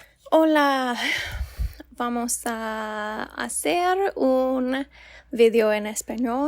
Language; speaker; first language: Spanish; non-native, learner; English